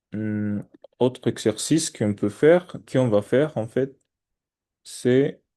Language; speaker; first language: French; non-native, fluent; Spanish